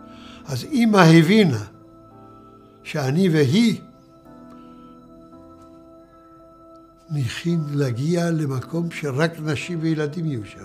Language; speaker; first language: Hebrew; early bilingual, other home language; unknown